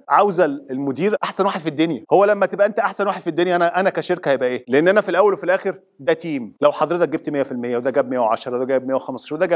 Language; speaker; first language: Arabic; native; Arabic